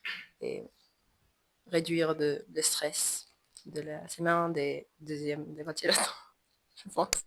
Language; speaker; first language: French; non-native, learner; Spanish